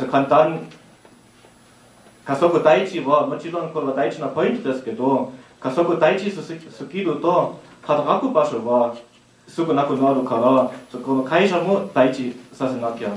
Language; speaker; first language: Japanese; non-native, learner; German